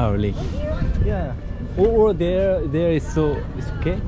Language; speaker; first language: English; non-native, learner; Korean